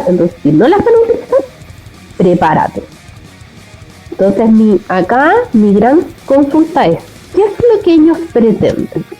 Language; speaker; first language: Spanish; native; Spanish